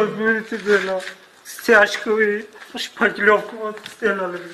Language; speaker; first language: Russian; non-native, learner; Tajik